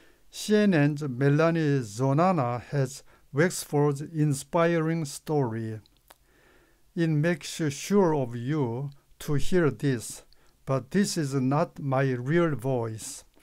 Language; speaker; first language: English; non-native, fluent; Korean